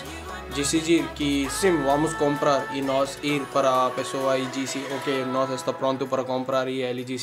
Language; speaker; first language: Portuguese; non-native, learner; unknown